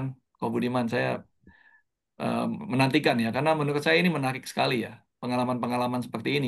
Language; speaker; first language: Indonesian; native; Indonesian